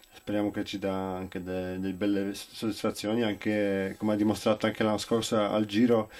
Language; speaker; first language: Italian; non-native, fluent; Polish